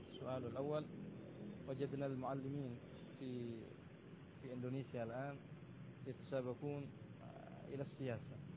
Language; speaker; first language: Arabic; non-native, learner; Indonesian